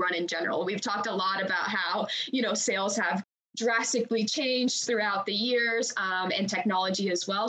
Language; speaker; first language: English; native; English